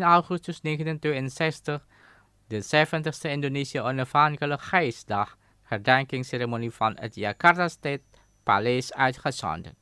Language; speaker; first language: Dutch; non-native, fluent; Indonesian